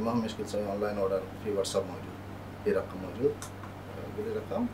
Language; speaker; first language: Arabic; non-native, learner; Bangla